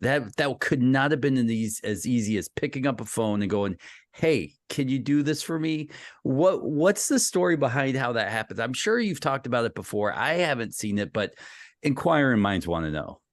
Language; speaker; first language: English; native; English